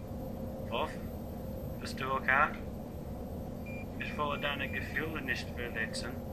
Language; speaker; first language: German; non-native, learner; English